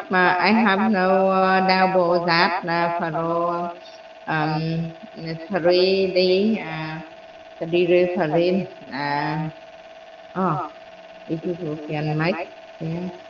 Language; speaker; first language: English; non-native, learner; Vietnamese